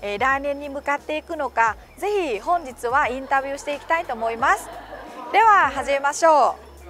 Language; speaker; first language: Japanese; non-native, fluent; Vietnamese